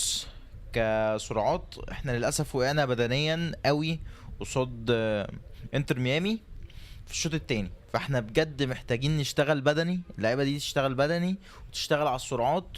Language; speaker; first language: Arabic; native; Arabic